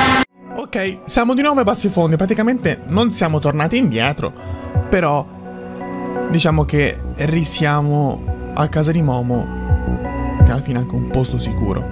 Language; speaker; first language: Italian; native; Italian